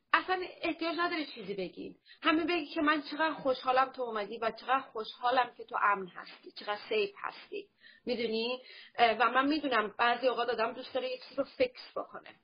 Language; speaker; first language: Persian; early bilingual, heritage; Persian